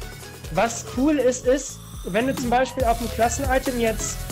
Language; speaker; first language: German; native; German